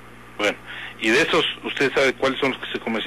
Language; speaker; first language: Spanish; native; Spanish